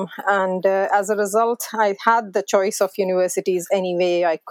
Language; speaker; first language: English; non-native, local second language; Hindi